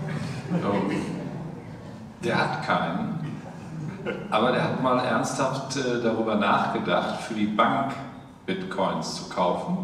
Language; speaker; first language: German; native; German